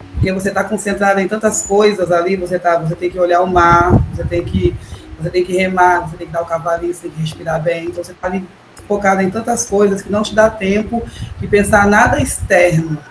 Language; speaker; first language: Portuguese; native; Portuguese